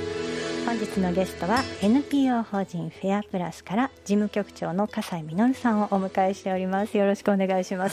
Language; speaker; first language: Japanese; native; Japanese